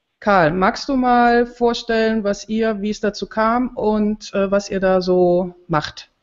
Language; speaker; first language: German; native; German